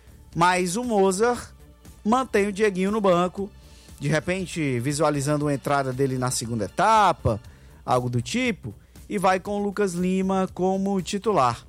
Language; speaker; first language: Portuguese; native; Portuguese